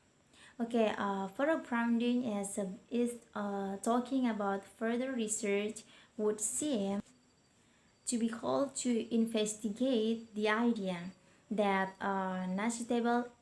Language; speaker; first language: English; non-native, learner; Indonesian